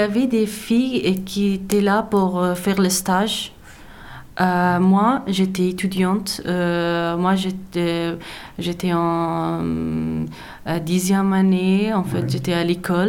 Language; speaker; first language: French; non-native, learner; Persian